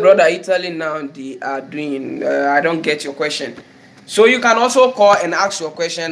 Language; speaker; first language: English; non-native, local second language; Akan